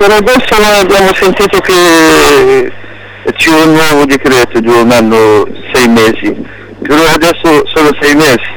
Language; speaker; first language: Italian; non-native, local second language; Arabic